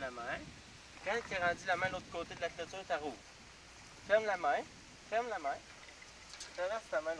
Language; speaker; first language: French; native; French